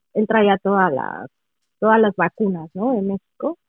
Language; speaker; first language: Spanish; native; Spanish